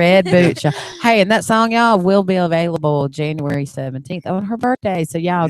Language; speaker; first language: English; native; English